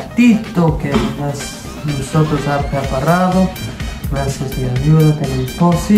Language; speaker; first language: Spanish; non-native, learner; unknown